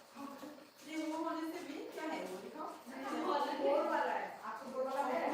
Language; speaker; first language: Hindi; non-native, local second language; Kok Borok